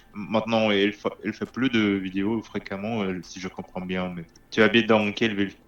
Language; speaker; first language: French; non-native, learner; Russian